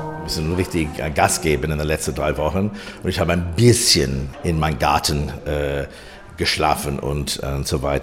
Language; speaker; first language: German; non-native, fluent; English